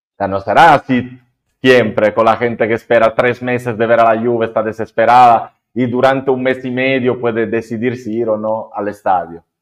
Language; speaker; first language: Spanish; non-native, fluent; Italian